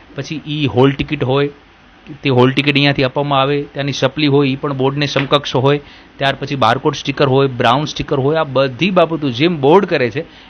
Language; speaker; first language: Gujarati; native; Gujarati